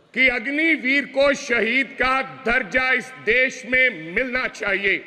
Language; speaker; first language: Hindi; non-native, local second language; Punjabi